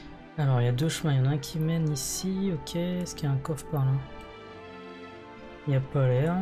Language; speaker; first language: French; native; French